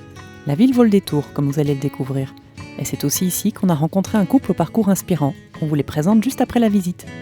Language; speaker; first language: French; native; French